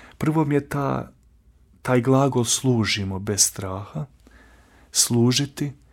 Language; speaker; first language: Croatian; native; Croatian